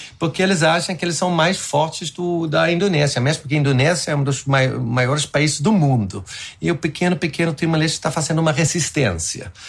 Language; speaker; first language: Portuguese; non-native, fluent; Swedish